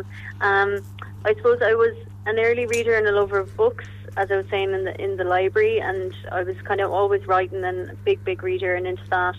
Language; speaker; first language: English; native; English